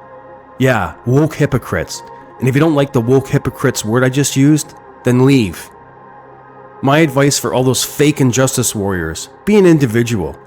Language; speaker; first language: English; native; English